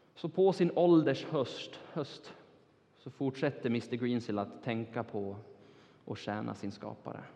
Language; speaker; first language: Swedish; non-native, fluent; Turkish